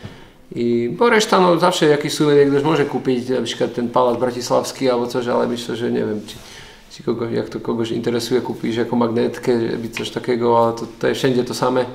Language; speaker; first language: Polish; non-native, learner; Slovak